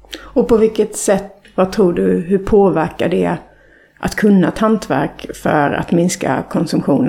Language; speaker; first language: Swedish; native; Swedish